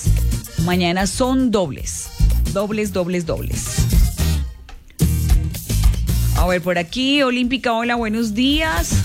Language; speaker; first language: Spanish; native; Spanish